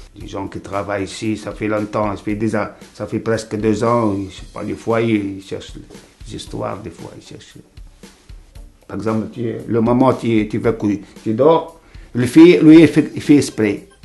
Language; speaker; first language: French; non-native, learner; Arabic